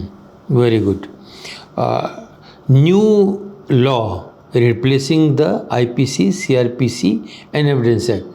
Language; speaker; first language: English; non-native, local second language; Hindi